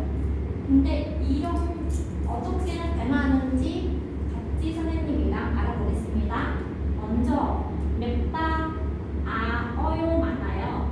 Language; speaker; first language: Korean; non-native, fluent; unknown